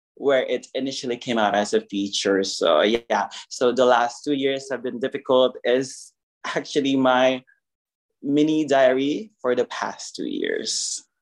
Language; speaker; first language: English; non-native, local second language; Filipino